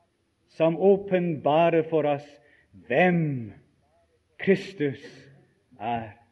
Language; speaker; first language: Norwegian; non-native, fluent; English